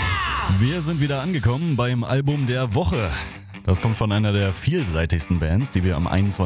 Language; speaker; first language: German; native; German